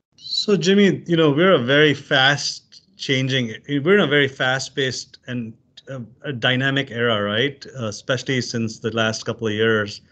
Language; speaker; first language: English; non-native, local second language; Urdu